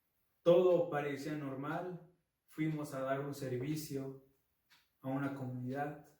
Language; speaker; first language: Spanish; native; Spanish